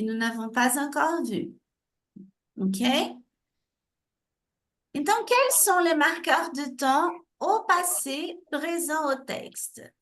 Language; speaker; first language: French; non-native, fluent; Portuguese